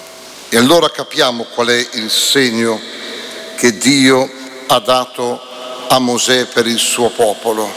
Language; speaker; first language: Italian; native; Italian